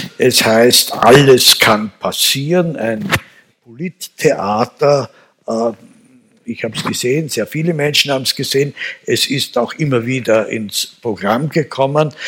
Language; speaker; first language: German; native; German